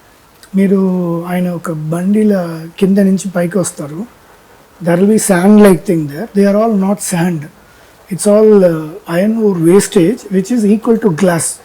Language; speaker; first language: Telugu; non-native, fluent; Tamil